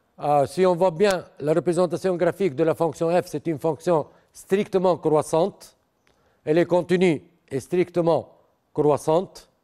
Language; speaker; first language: French; non-native, local second language; Arabic